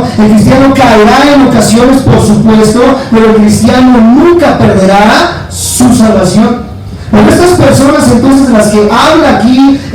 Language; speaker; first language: Spanish; native; Spanish